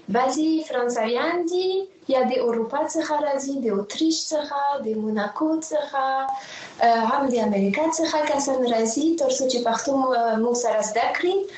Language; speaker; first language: Pashto; non-native, fluent; French